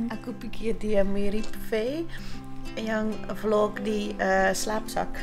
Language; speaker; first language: Indonesian; non-native, fluent; Dutch